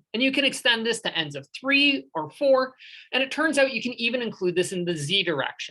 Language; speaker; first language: English; native; English